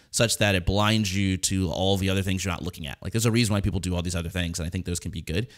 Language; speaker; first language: English; native; English